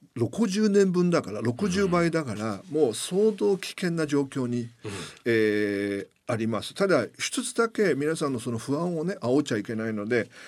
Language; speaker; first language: Japanese; non-native, fluent; Chinese